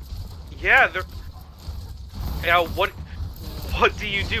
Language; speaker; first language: English; native; English